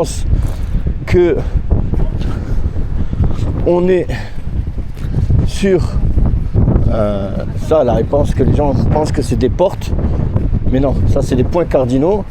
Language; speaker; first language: French; native; French